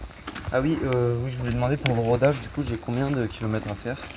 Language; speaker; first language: French; native; French